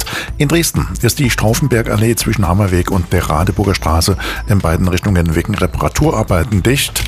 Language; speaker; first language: German; native; German